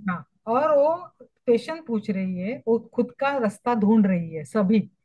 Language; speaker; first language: Hindi; non-native, local second language; Marathi